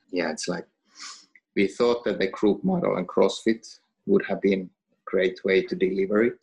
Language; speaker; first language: English; non-native, fluent; Finnish